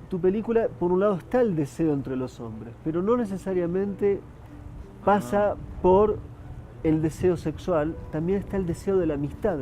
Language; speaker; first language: Spanish; native; Spanish